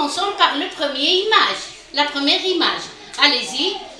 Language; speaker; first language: French; non-native, local second language; Arabic